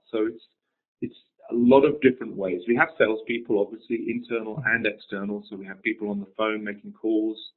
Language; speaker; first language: English; native; English